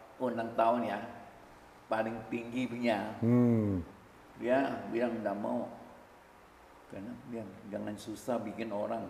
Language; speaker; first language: Indonesian; early bilingual, other home language; Min Nan Chinese